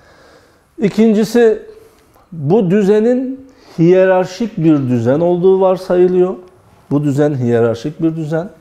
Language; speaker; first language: Turkish; native; Turkish